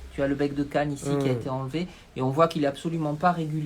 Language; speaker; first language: French; native; French